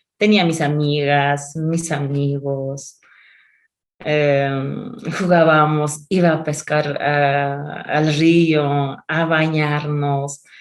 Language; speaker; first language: Spanish; non-native, local second language; Quechua